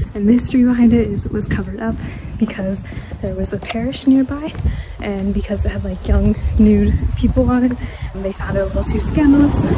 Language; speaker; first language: English; native; English